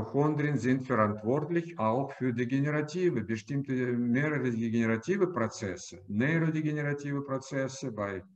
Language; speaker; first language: German; non-native, fluent; Russian